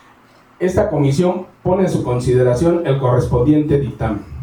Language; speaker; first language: Spanish; native; Spanish